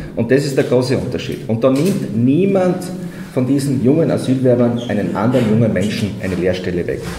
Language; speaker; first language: German; native; German